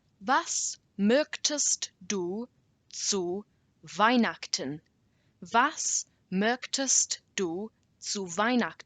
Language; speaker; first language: German; non-native, learner; English